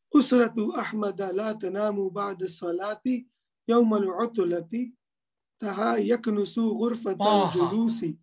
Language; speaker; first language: Arabic; non-native, learner; Urdu